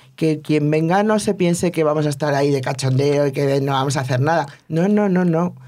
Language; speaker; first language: Spanish; native; Spanish